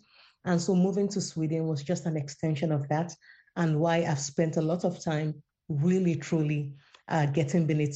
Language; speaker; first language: English; non-native, local second language; Yoruba